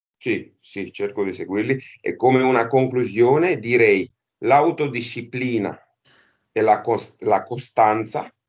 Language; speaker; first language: Italian; non-native, fluent; Romanian